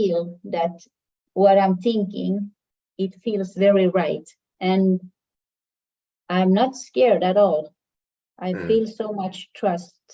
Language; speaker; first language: English; non-native, fluent; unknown